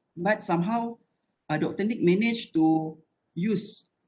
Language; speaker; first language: English; non-native, local second language; Malay